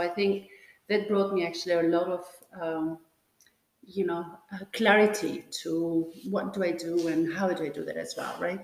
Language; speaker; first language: English; non-native, fluent; Albanian